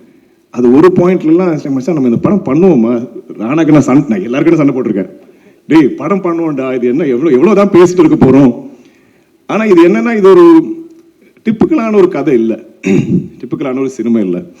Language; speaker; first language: Tamil; non-native, local second language; Malayalam